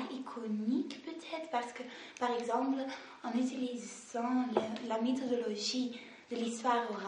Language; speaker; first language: French; non-native, learner; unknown